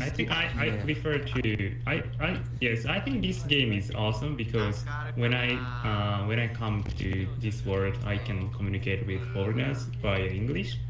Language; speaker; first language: English; non-native, learner; Japanese